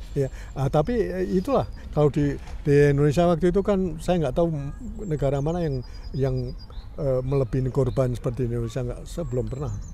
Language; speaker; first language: Indonesian; native; Indonesian